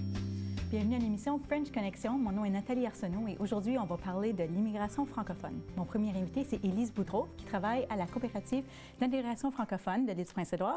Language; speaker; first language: French; native; French